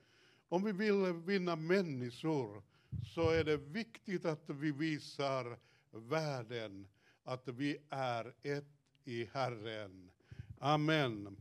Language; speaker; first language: Swedish; non-native, fluent; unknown